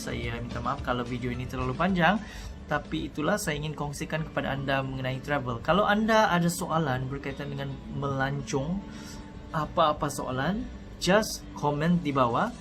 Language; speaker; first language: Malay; early bilingual, other home language; Cebuano